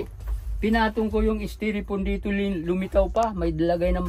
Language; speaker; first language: Filipino; native; Filipino